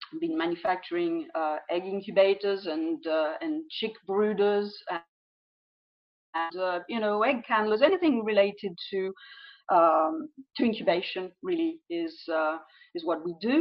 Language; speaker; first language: English; non-native, fluent; French